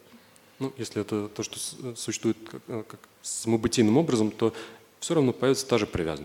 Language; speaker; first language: Russian; native; Russian